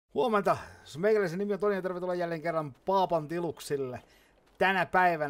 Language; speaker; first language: Finnish; native; Finnish